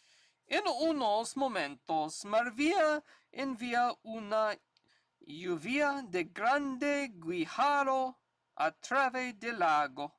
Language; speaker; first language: Spanish; non-native, learner; English